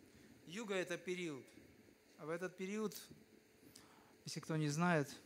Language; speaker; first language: Russian; native; Russian